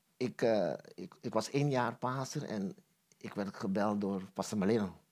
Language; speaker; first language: Dutch; non-native, local second language; Papiamento